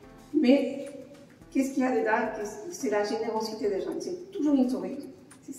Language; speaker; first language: French; non-native, fluent; Spanish